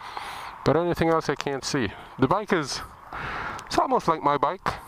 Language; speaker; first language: English; native; English